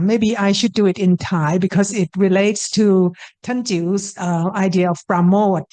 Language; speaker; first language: English; non-native, fluent; Thai